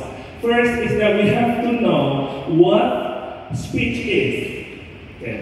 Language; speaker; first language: English; non-native, fluent; Indonesian